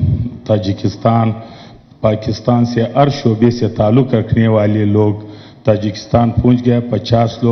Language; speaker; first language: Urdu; non-native, local second language; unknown